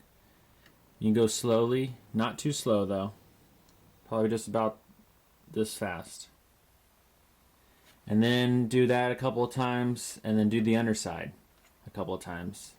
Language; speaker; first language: English; native; English